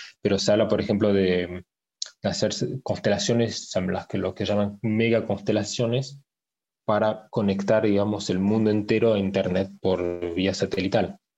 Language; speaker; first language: Spanish; early bilingual, heritage; Spanish